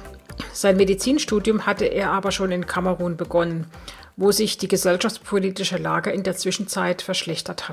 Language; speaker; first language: German; native; German